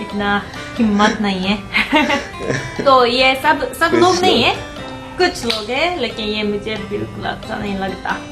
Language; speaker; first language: Hindi; non-native, fluent; Japanese